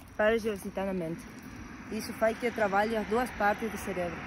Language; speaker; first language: Portuguese; non-native, learner; Spanish